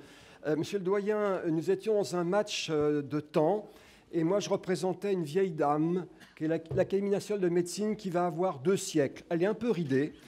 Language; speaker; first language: French; native; French